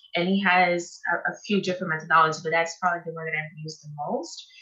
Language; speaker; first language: English; non-native, fluent; Portuguese